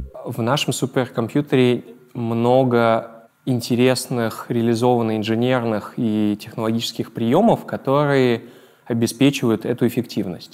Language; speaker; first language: Russian; native; Russian